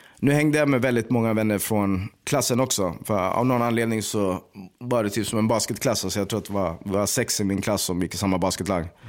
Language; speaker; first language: Swedish; native; Swedish